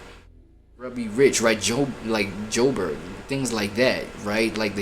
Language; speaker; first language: English; native; English